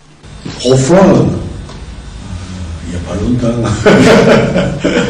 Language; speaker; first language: French; non-native, learner; Japanese